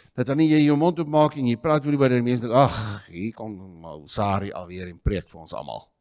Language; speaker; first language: Afrikaans; native; Afrikaans